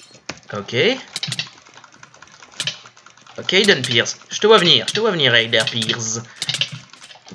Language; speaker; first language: French; native; French